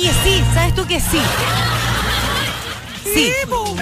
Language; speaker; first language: Spanish; native; Spanish